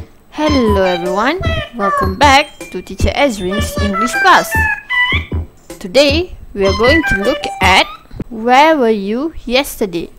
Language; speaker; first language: English; non-native, local second language; Malay